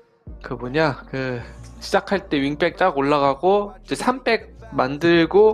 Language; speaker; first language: Korean; native; Korean